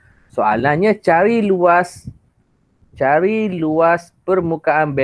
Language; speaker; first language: Malay; native; Malay